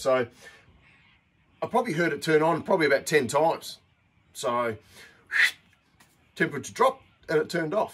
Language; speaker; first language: English; native; English